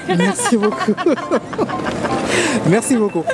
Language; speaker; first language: French; native; French